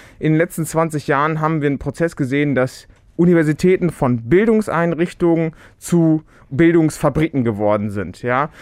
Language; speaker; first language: German; early bilingual, other home language; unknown